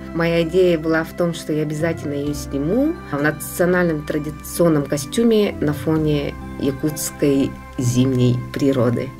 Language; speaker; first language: Russian; non-native, local second language; Yakut